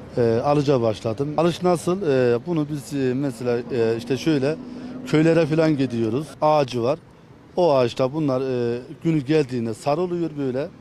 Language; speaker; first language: Turkish; native; Turkish